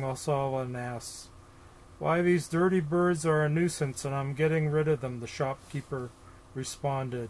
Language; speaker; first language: English; native; English